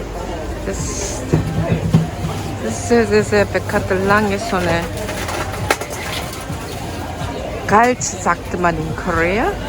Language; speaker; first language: German; non-native, learner; Korean